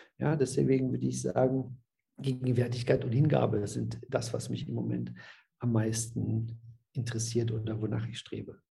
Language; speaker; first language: German; early bilingual, other home language; Russian